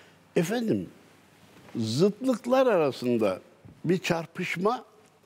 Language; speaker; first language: Turkish; native; Turkish